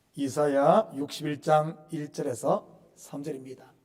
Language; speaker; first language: Korean; native; Korean